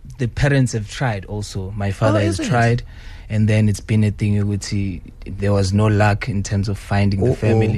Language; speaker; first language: English; non-native, local second language; Zulu